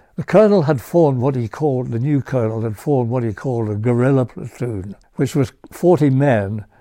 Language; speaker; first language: English; native; English